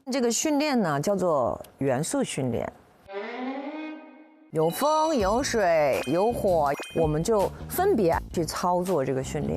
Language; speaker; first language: Chinese; native; Chinese